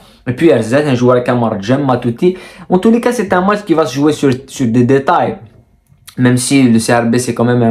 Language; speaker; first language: French; non-native, local second language; Kabyle